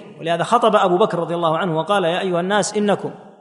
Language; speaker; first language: Arabic; native; Arabic